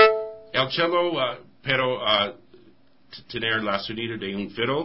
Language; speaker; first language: Spanish; non-native, learner; English